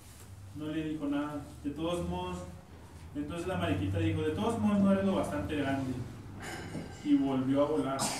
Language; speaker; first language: Spanish; native; Spanish